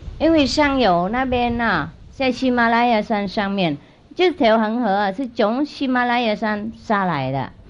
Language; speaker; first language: Chinese; non-native, fluent; Vietnamese